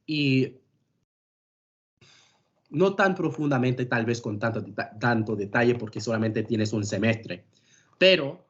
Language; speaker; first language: Spanish; non-native, fluent; English